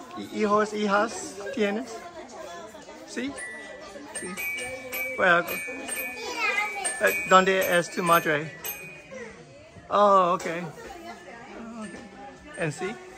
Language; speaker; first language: Spanish; non-native, learner; English